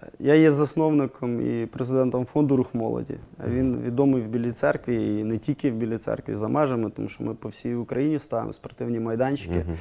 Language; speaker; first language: Ukrainian; non-native, local second language; Russian